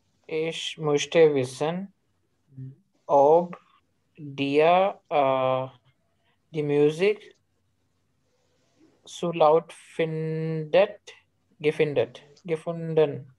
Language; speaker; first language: German; non-native, learner; Urdu